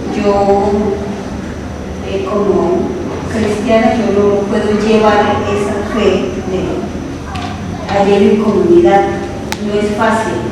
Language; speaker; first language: Spanish; non-native, local second language; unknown